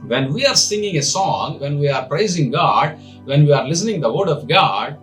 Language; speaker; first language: English; non-native, local second language; Telugu